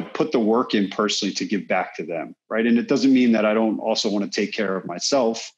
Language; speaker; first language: English; native; English